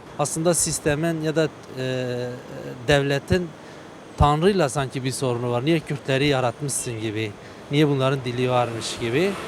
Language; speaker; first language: Turkish; non-native, local second language; Kurdish